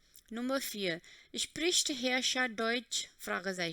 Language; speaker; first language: German; non-native, fluent; Hindi